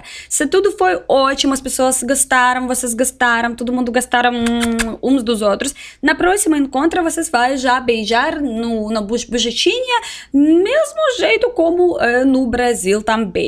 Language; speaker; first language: Portuguese; non-native, fluent; Russian